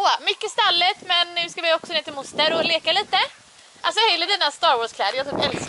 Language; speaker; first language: Swedish; native; Swedish